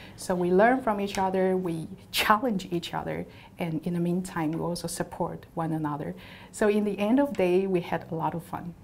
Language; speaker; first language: English; non-native, fluent; Chinese